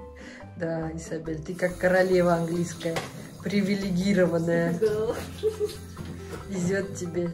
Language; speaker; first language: Russian; native; Russian